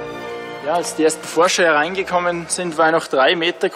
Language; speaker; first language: German; native; German